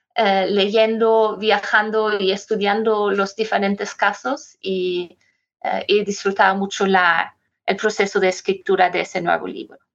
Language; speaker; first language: Spanish; non-native, fluent; German